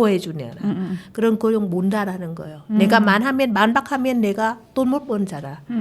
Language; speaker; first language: Korean; non-native, learner; Vietnamese